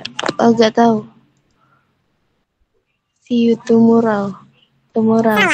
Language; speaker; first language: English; non-native, learner; Indonesian